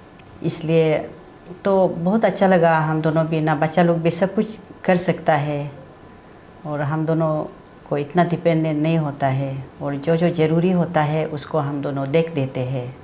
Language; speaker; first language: Hindi; non-native, local second language; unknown